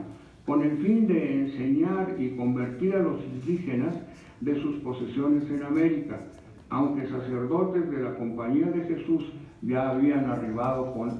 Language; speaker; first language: Spanish; native; Spanish